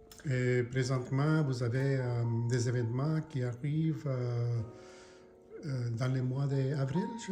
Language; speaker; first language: French; non-native, local second language; English